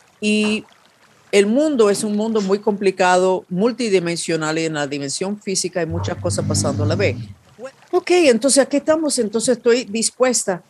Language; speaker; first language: Spanish; non-native, fluent; English